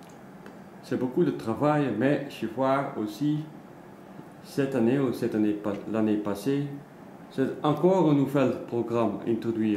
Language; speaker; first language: French; non-native, learner; Dutch